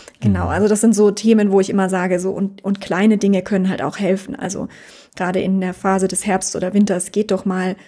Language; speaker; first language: German; native; German